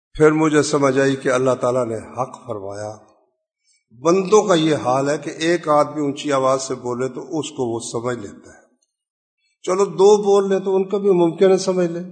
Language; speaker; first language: Urdu; non-native, local second language; Punjabi